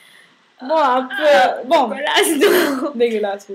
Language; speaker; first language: French; non-native, fluent; Spanish